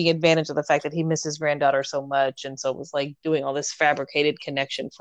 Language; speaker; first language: English; native; English